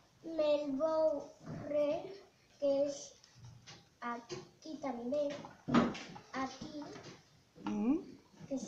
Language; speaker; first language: Catalan; non-native, local second language; Spanish